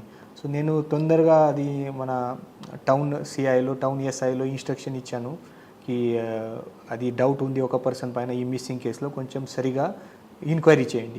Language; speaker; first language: Telugu; non-native, fluent; Hindi